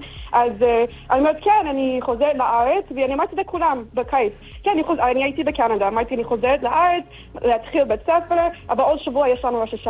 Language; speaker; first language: Hebrew; non-native, learner; English